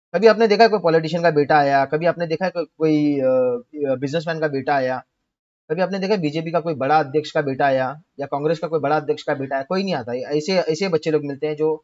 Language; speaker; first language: Hindi; native; Hindi